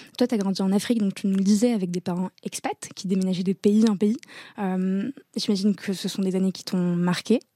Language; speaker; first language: French; native; French